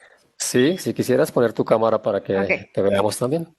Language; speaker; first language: Spanish; native; Spanish